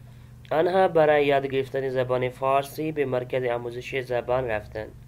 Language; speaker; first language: Persian; non-native, fluent; Urdu